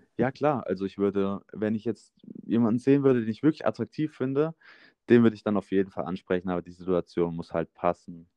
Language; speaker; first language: German; native; German